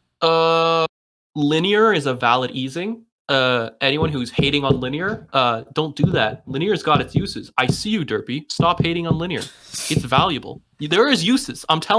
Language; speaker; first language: English; native; English